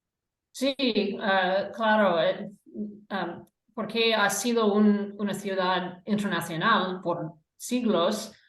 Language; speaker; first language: Spanish; non-native, fluent; English